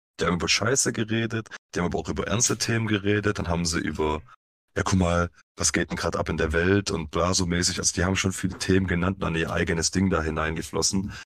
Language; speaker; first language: German; early bilingual, other home language; Polish